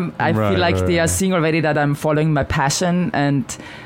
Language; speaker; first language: English; non-native, fluent; German